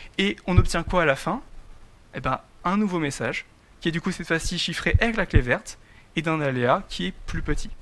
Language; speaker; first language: French; native; French